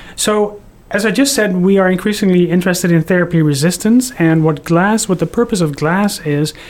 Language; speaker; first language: English; non-native, fluent; Dutch